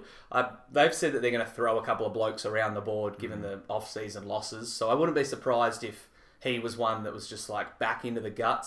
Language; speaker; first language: English; native; English